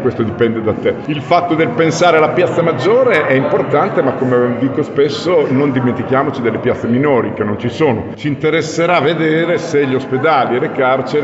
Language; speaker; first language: Italian; native; Italian